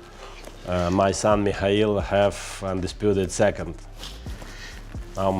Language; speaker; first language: English; non-native, learner; Russian